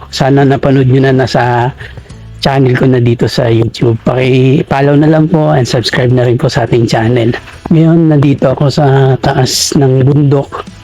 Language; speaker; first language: Filipino; native; Filipino